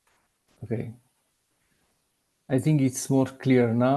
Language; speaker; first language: English; non-native, learner; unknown